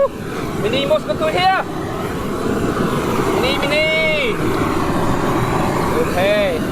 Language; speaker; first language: English; non-native, learner; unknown